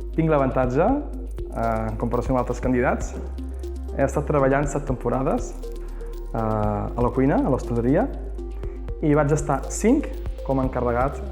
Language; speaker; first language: Catalan; early bilingual, other home language; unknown